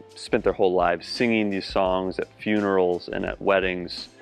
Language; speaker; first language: English; native; English